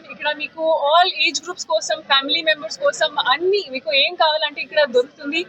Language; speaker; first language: Telugu; non-native, fluent; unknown